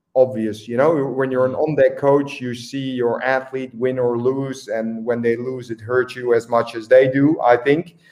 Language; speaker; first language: English; non-native, fluent; Dutch